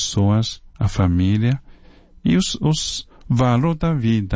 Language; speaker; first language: Portuguese; non-native, fluent; Chinese